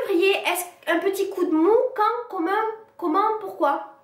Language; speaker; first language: French; native; French